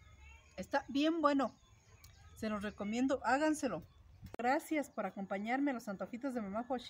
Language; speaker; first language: Spanish; native; Spanish